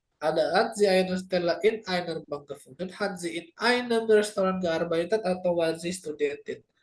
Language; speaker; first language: German; non-native, fluent; Indonesian